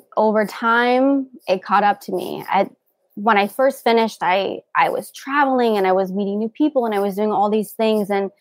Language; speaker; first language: English; native; English